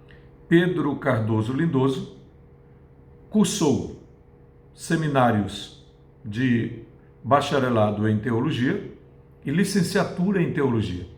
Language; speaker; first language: Portuguese; native; Portuguese